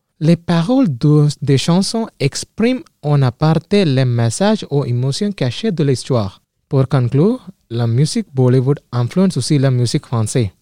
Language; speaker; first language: French; non-native, learner; Malayalam